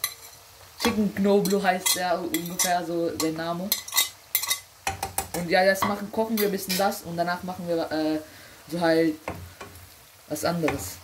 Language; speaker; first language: German; early bilingual, other home language; Urdu